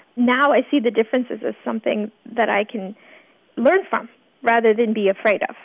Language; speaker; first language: English; early bilingual, other home language; Persian